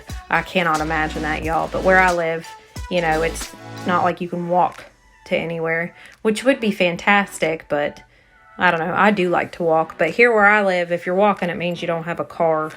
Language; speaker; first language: English; native; English